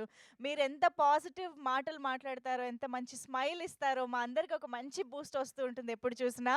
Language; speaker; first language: Telugu; native; Telugu